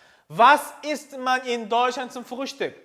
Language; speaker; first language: German; non-native, fluent; Korean